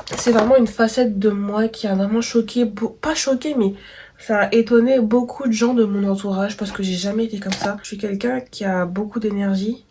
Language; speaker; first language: French; native; French